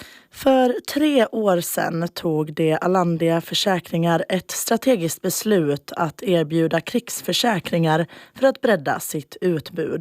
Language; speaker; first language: Swedish; native; Swedish